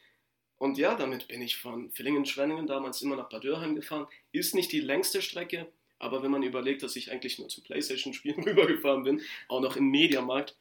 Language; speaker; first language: German; native; German